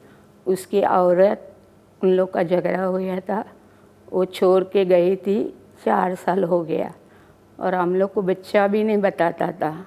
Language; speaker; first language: Hindi; non-native, local second language; Malayalam